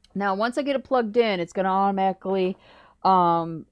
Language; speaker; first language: English; native; English